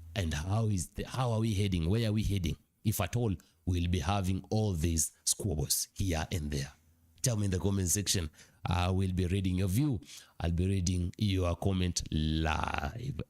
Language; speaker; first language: English; non-native, local second language; Swahili